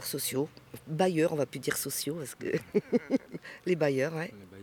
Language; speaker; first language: French; native; French